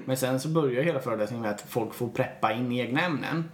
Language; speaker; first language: Swedish; native; Swedish